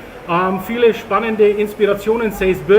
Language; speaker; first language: German; non-native, fluent; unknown